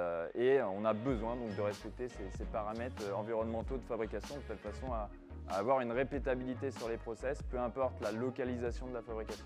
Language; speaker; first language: French; native; French